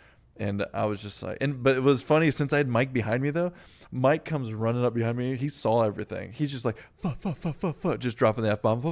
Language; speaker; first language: English; native; English